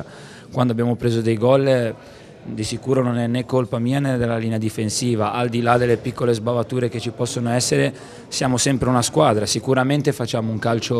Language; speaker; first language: Italian; native; Italian